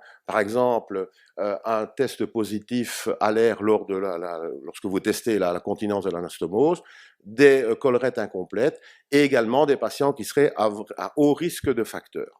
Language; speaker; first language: French; native; French